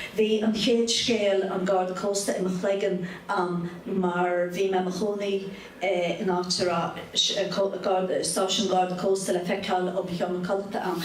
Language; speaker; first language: Irish; native; Irish